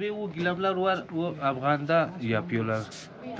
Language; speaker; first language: Turkish; non-native, learner; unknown